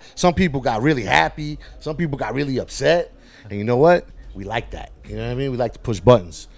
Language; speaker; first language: English; native; English